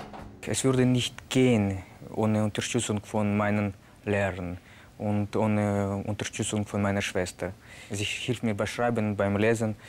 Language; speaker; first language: German; non-native, fluent; Ukrainian